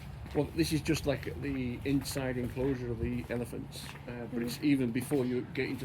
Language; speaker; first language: English; native; English